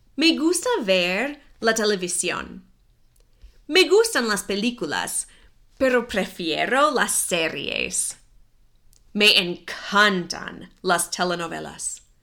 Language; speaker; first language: Spanish; non-native, fluent; English